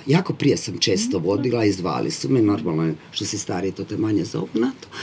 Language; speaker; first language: Croatian; native; Croatian